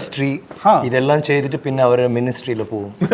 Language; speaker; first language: Malayalam; non-native, fluent; Tamil